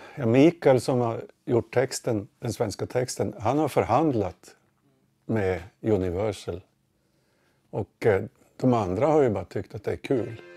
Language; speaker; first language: Swedish; native; Swedish